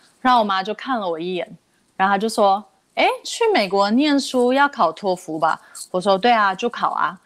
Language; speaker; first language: Chinese; native; Chinese